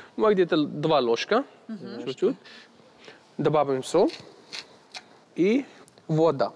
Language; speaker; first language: Russian; non-native, learner; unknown